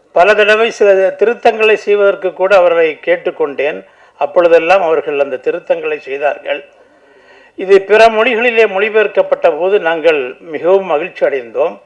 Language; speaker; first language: Tamil; native; Tamil